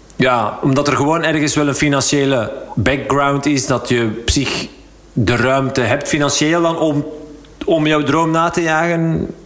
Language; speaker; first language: Dutch; native; Dutch